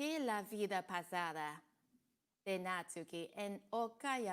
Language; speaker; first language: Spanish; non-native, learner; Cantonese